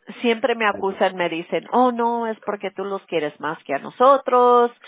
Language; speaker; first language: Spanish; early bilingual, heritage; Spanish